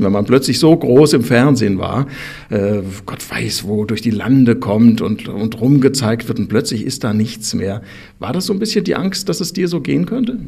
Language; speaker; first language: German; native; German